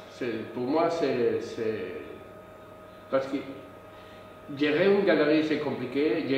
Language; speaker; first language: French; non-native, fluent; Spanish